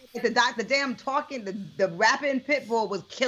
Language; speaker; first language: English; native; English